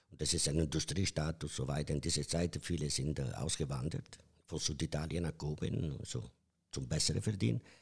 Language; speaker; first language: German; non-native, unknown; Italian